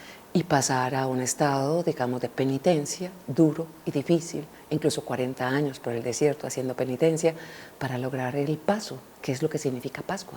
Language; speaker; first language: Spanish; native; Spanish